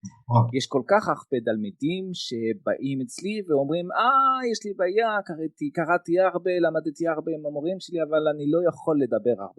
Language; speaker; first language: Hebrew; non-native, fluent; French